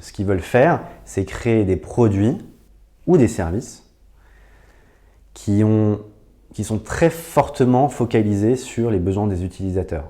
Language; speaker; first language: French; native; French